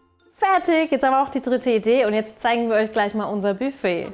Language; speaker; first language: German; native; German